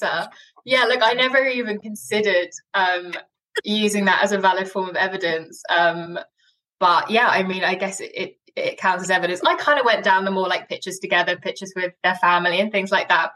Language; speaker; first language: English; native; English